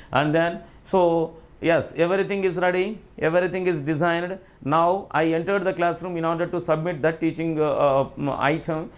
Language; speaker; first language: English; non-native, local second language; Telugu